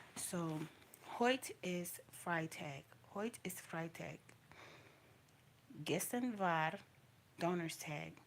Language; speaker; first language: German; non-native, learner; English